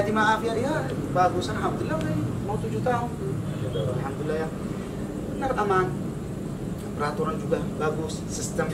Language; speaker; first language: Indonesian; non-native, fluent; Arabic